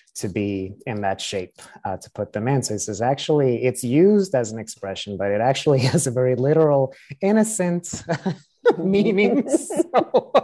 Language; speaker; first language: English; early bilingual, other home language; Spanish